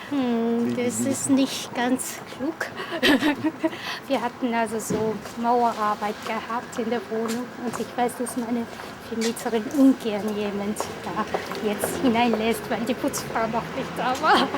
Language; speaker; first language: German; non-native, fluent; Japanese